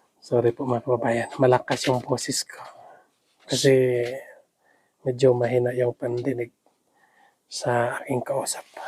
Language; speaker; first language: Filipino; non-native, local second language; Cebuano